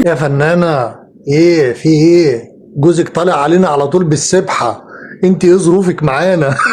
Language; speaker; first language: Arabic; native; Arabic